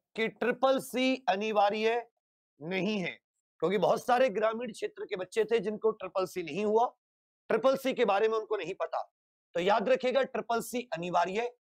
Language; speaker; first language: Hindi; native; Hindi